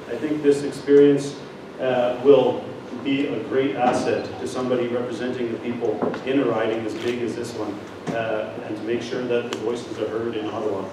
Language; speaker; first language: English; native; English